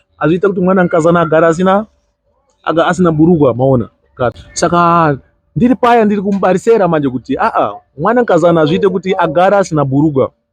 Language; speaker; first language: Shona; non-native, local second language; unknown